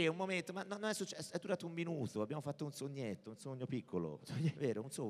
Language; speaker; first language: Italian; native; Italian